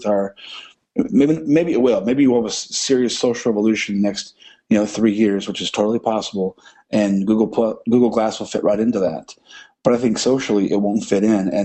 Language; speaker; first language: English; native; English